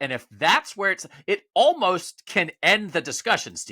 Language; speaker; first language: English; native; English